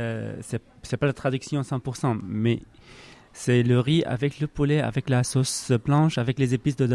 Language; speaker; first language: French; non-native, learner; Arabic